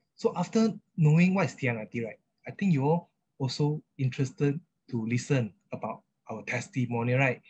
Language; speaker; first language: English; non-native, local second language; Chinese